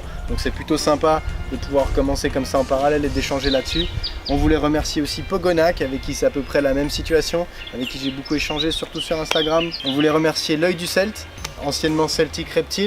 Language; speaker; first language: French; native; French